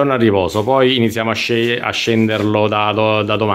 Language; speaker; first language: Italian; native; Italian